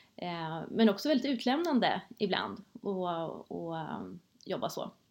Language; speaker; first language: Swedish; native; Swedish